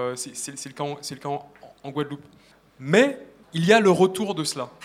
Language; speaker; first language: French; native; French